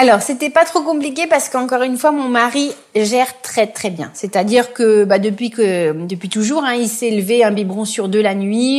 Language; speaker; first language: French; native; French